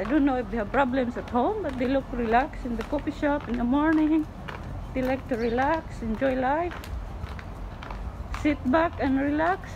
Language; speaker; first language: English; non-native, local second language; Filipino